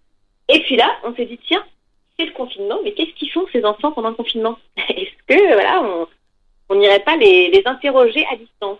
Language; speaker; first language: French; native; French